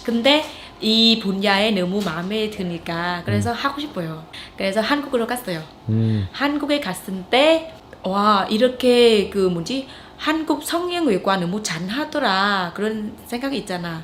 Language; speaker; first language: Korean; non-native, fluent; Vietnamese